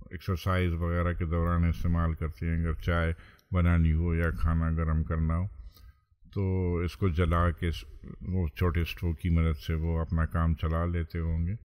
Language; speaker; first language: Urdu; non-native, local second language; Pashto